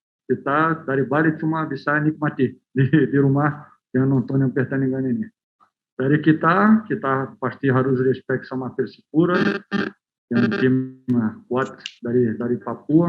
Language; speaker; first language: Indonesian; non-native, fluent; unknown